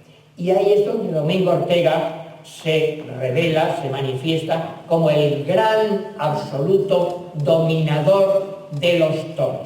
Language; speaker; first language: Spanish; native; Spanish